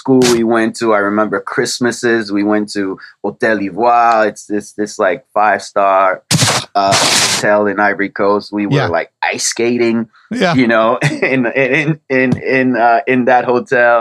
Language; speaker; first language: English; early bilingual, other home language; French